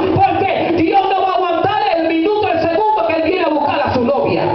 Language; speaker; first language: Spanish; early bilingual, heritage; Spanish